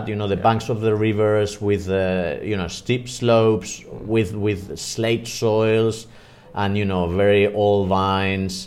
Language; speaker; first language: English; non-native, fluent; Spanish